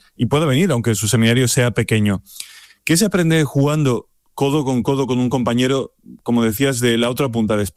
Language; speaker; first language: Spanish; native; Spanish